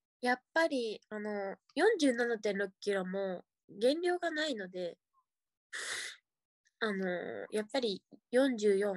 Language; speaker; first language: Japanese; native; Japanese